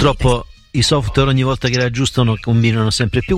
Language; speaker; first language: Italian; native; Italian